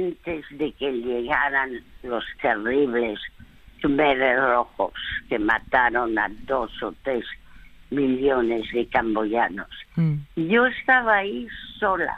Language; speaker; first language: Spanish; early bilingual, other home language; French